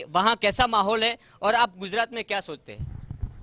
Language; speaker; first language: Hindi; non-native, local second language; Gujarati